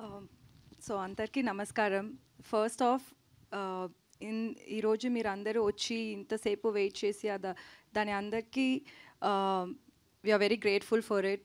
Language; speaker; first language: Telugu; non-native, learner; Tamil